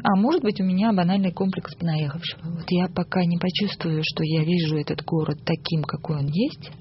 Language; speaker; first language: Russian; non-native, local second language; Armenian